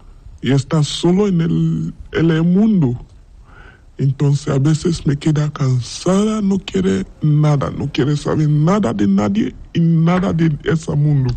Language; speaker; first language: Spanish; non-native, learner; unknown